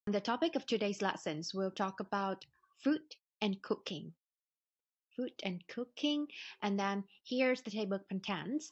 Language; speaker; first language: English; non-native, fluent; Vietnamese